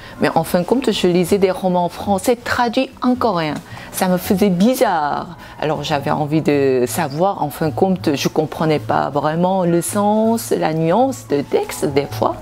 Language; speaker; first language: French; non-native, fluent; Korean